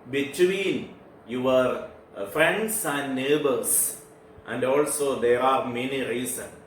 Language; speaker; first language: English; non-native, local second language; Malayalam